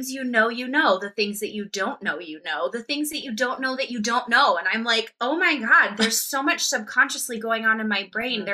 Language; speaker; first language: English; native; English